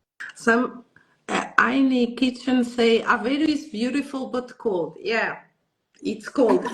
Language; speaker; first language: English; non-native, learner; Portuguese